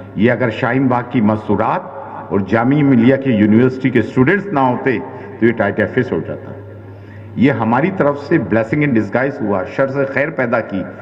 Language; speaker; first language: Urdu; native; Urdu